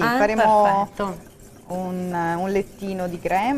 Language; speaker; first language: Italian; native; Italian